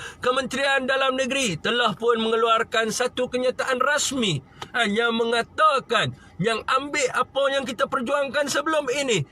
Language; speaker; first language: Malay; native; Malay